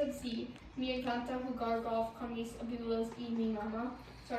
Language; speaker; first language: Spanish; non-native, learner; English